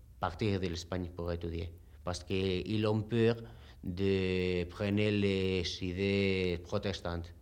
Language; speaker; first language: French; non-native, learner; Spanish